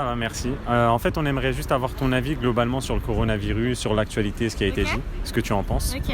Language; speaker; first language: French; native; French